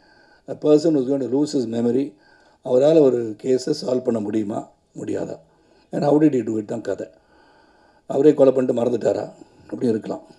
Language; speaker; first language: Tamil; native; Tamil